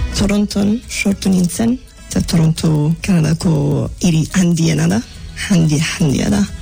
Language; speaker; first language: Basque; non-native, learner; English